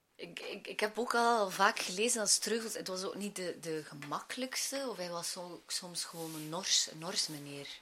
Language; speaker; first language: Dutch; native; Dutch